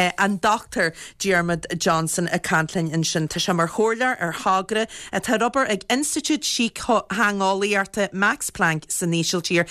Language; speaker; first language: Irish; native; Irish